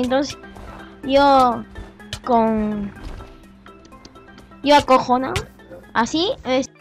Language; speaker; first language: Spanish; native; Spanish